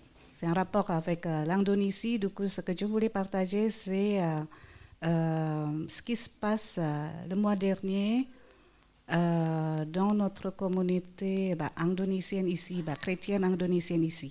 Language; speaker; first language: French; non-native, fluent; Indonesian